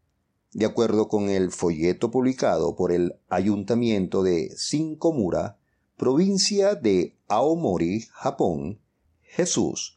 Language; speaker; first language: Spanish; native; Spanish